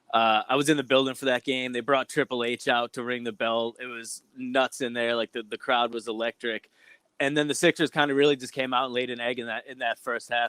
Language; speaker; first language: English; native; English